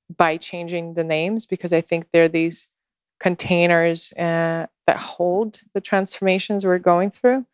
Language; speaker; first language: English; non-native, fluent; Russian